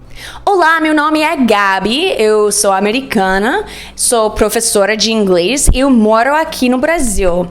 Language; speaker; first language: Portuguese; non-native, learner; English